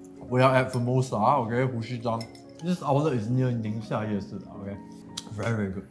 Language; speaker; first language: English; native; English